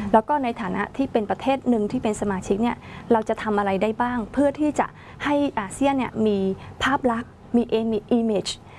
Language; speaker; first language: Thai; non-native, fluent; Khmer